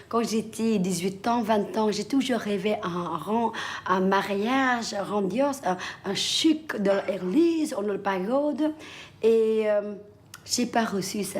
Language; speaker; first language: French; non-native, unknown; Vietnamese